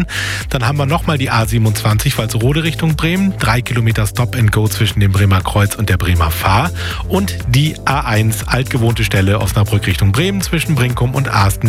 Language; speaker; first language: German; native; German